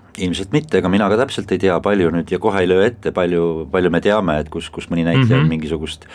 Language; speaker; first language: Estonian; native; Estonian